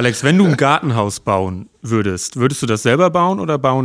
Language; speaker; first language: German; native; German